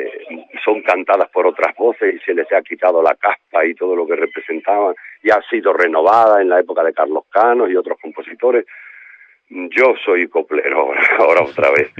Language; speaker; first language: Spanish; native; Spanish